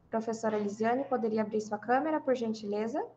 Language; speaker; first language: Portuguese; native; Portuguese